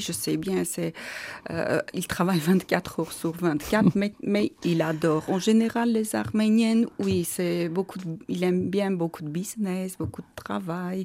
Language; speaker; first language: French; non-native, learner; Armenian